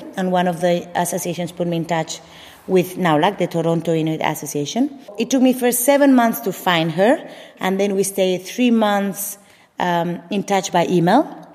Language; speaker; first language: English; non-native, fluent; Spanish